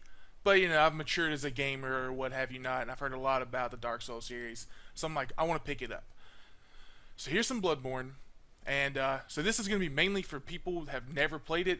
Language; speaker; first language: English; native; English